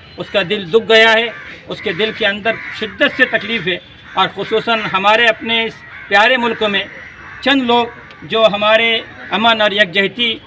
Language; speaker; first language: Urdu; native; Urdu